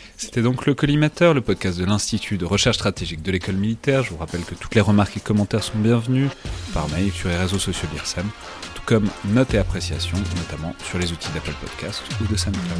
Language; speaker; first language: French; native; French